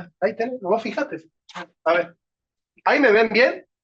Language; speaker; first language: Spanish; native; Spanish